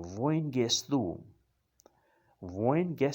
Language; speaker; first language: German; non-native, fluent; Urdu